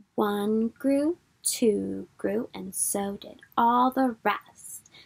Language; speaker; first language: English; native; English